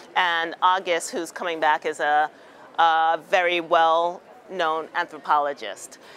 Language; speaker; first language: English; native; English